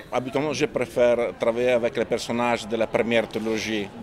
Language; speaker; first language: French; non-native, fluent; Italian